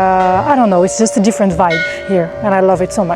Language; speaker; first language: English; non-native, fluent; Arabic